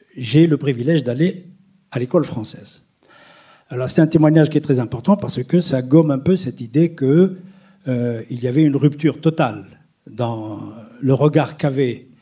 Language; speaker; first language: French; non-native, local second language; Arabic